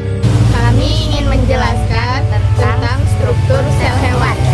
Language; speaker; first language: Indonesian; native; Indonesian